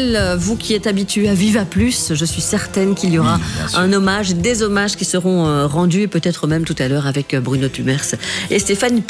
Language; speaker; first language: French; native; French